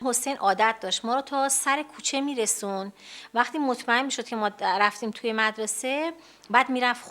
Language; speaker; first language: Persian; native; Persian